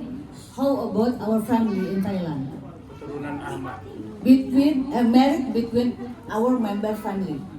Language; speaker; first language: English; non-native, learner; Thai